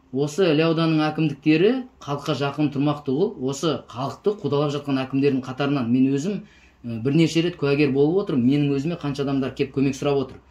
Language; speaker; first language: Kazakh; native; Kazakh